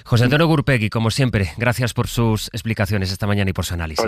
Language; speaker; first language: Spanish; native; Spanish